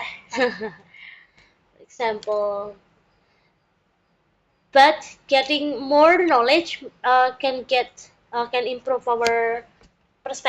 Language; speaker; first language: English; non-native, learner; Indonesian